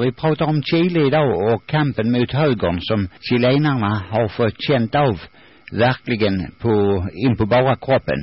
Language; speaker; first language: Swedish; native; Swedish